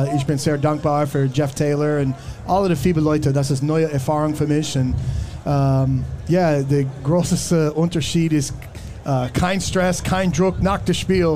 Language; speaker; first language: German; non-native, learner; English